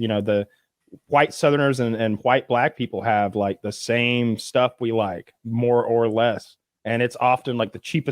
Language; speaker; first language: English; native; English